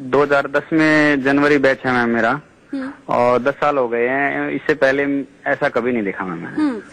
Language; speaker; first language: Hindi; native; Hindi